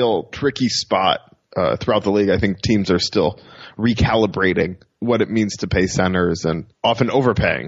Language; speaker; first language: English; native; English